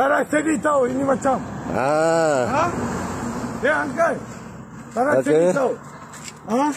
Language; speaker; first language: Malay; non-native, local second language; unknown